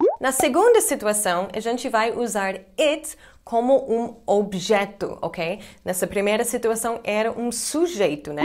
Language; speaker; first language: Portuguese; non-native, fluent; English